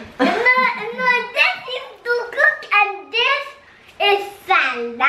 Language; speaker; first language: English; early bilingual, heritage; English